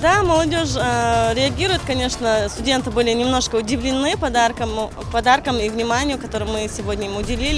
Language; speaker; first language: Russian; non-native, local second language; Chechen